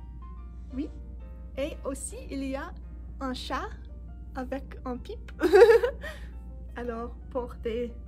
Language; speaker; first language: French; non-native, learner; English